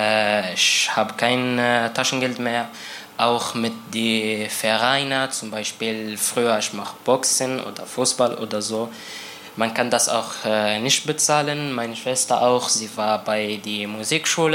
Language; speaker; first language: German; non-native, learner; Arabic